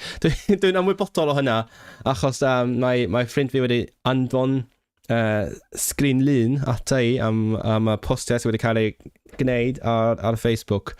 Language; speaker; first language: Welsh; non-native, fluent; Cantonese